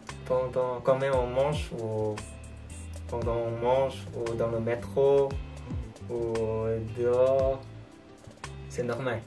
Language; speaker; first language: French; non-native, learner; Korean